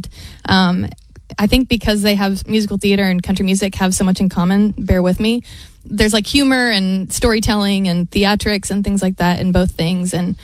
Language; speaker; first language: English; native; English